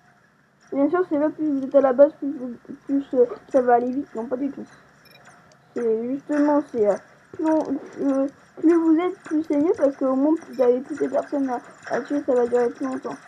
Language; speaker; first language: French; native; French